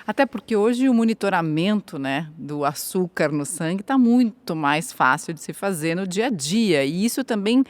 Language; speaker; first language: Portuguese; native; Portuguese